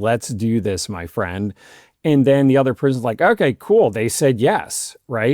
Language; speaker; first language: English; native; English